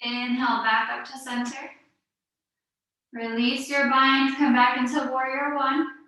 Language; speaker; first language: English; native; English